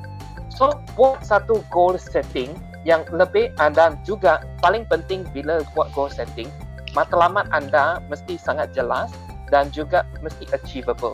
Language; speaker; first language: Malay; non-native, local second language; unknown